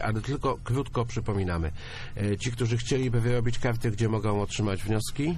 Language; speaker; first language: Polish; native; Polish